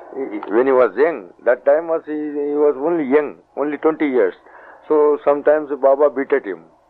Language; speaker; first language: English; non-native, local second language; Marathi